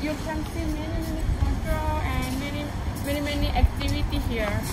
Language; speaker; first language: English; non-native, learner; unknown